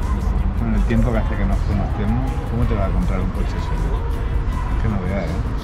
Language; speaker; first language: Spanish; native; Spanish